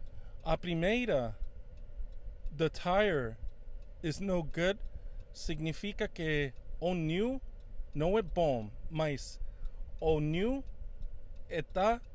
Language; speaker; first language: Portuguese; non-native, fluent; Spanish